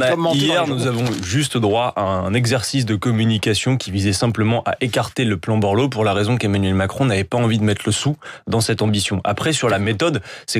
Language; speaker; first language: French; native; French